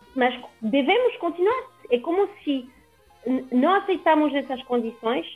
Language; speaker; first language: Portuguese; non-native, fluent; French